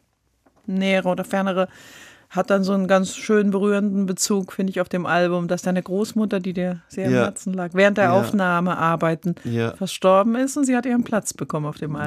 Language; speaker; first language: German; native; German